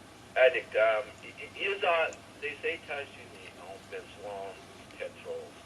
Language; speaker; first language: French; non-native, fluent; English